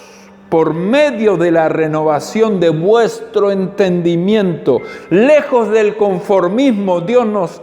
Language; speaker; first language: Spanish; native; Spanish